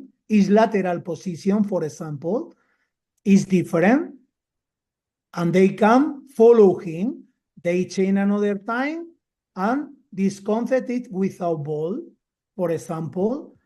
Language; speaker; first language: English; non-native, learner; Spanish